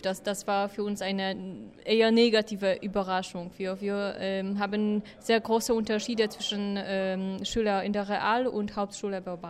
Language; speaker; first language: German; non-native, fluent; Polish